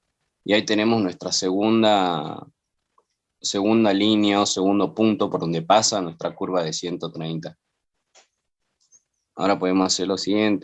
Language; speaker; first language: Spanish; native; Spanish